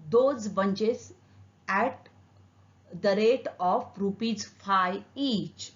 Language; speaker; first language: English; non-native, local second language; Marathi